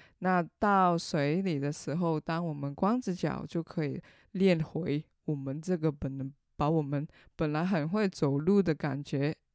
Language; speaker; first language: Chinese; non-native, local second language; Cantonese